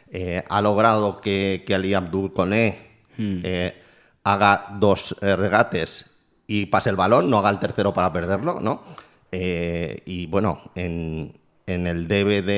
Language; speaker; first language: Spanish; native; Spanish